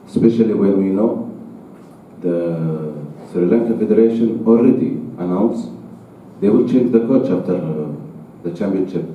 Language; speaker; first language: English; non-native, learner; Arabic